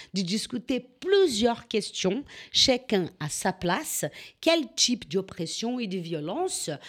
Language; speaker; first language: French; non-native, fluent; Portuguese